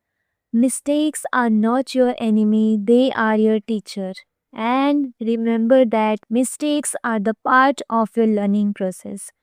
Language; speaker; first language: English; non-native, fluent; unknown